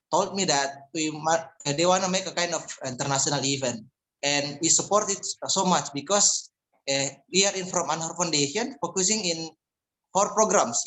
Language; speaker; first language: English; non-native, fluent; Indonesian